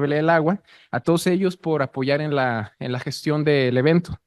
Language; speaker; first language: Spanish; native; Spanish